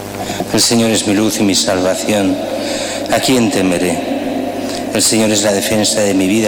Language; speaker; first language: Spanish; native; Spanish